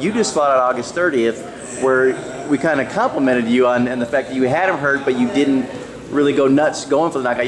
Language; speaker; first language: English; native; English